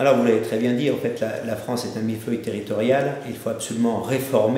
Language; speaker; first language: French; native; French